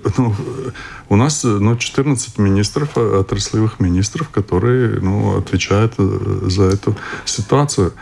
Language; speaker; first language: Russian; non-native, local second language; Latvian